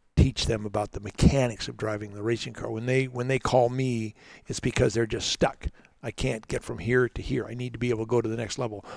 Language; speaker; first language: English; native; English